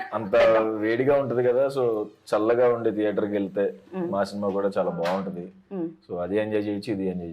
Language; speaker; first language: Telugu; native; Telugu